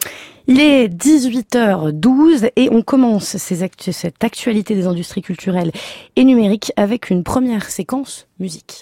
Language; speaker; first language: French; native; French